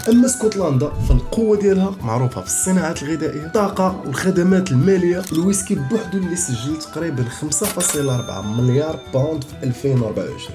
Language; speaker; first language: Arabic; native; Arabic